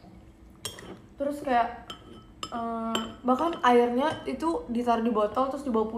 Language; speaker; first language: Indonesian; native; Indonesian